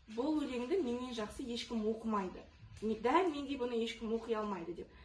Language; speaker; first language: Kazakh; non-native, local second language; Russian